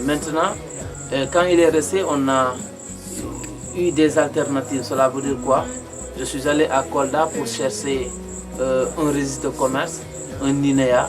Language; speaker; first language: French; non-native, local second language; Mandingo